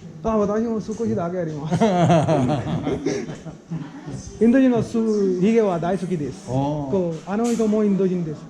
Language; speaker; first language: Japanese; non-native, learner; Punjabi